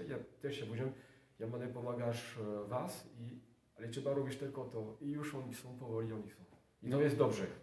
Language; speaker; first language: Polish; non-native, learner; French